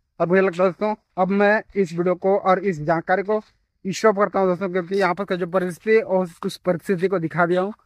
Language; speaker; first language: Hindi; native; Hindi